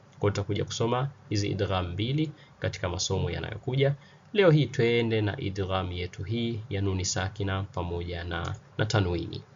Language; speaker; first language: Swahili; native; Swahili